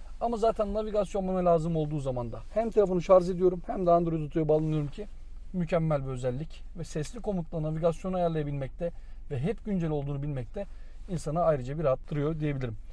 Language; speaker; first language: Turkish; native; Turkish